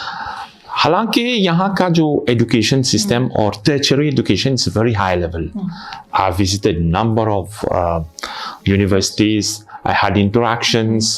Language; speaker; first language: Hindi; non-native, fluent; Morisyen